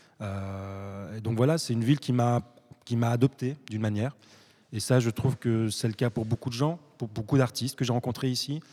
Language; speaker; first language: French; early bilingual, other home language; Arabic